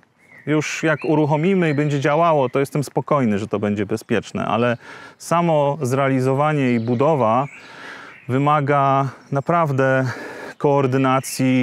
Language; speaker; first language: Polish; native; Polish